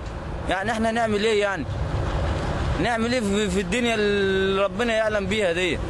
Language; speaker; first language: Arabic; native; Arabic